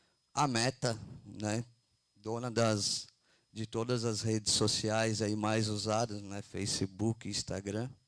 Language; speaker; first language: Portuguese; native; Portuguese